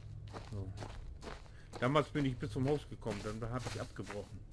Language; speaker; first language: German; native; German